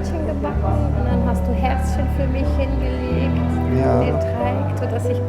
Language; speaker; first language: German; non-native, fluent; Dutch